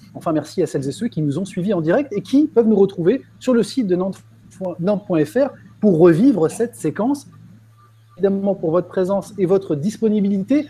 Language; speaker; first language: French; native; French